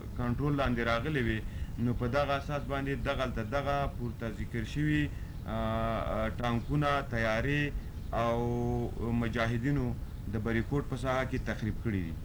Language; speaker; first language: Pashto; native; Pashto